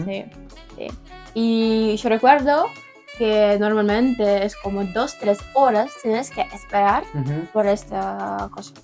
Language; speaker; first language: Spanish; non-native, learner; Ukrainian